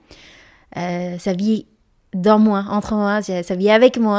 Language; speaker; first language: French; non-native, learner; Malayalam